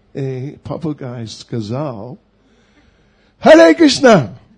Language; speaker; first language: Russian; non-native, learner; English